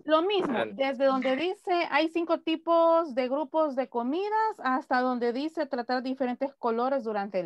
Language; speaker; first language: Spanish; native; Spanish